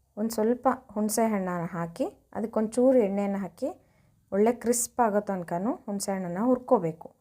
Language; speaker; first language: Kannada; native; Kannada